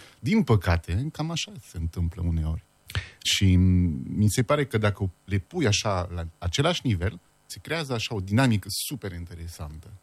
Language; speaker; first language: Romanian; non-native, fluent; French